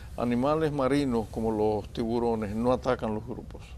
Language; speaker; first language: Spanish; native; Spanish